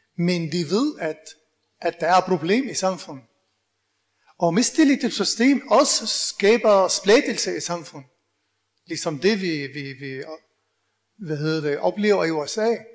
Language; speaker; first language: Danish; non-native, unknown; Arabic